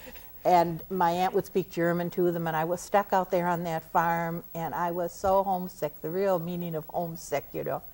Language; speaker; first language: English; native; English